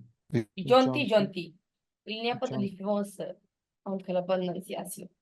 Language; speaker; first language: French; non-native, fluent; Punjabi